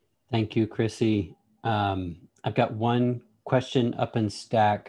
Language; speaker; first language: English; native; English